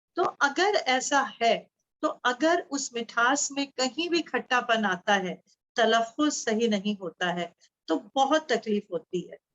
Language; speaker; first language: Urdu; native; Urdu